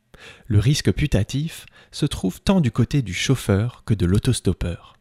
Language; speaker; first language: French; native; French